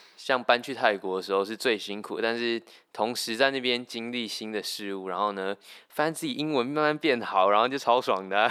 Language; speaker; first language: Chinese; native; Chinese